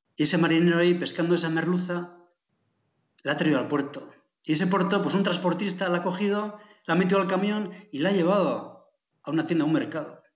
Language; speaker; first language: Spanish; native; Spanish